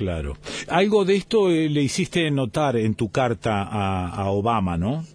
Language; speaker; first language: Spanish; native; Spanish